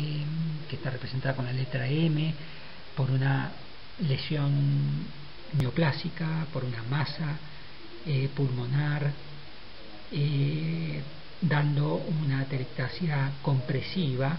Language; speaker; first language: Spanish; native; Spanish